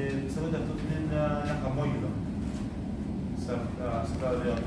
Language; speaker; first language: Greek; early bilingual, other home language; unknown